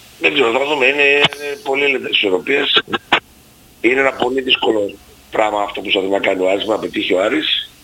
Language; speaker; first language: Greek; native; Greek